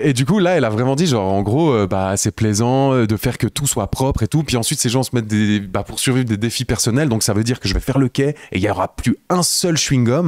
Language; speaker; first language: French; native; French